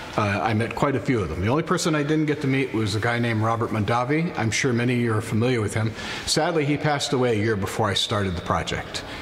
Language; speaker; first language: English; native; English